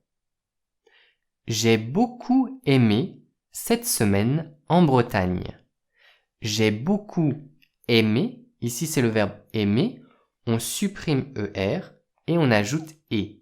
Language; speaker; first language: French; native; French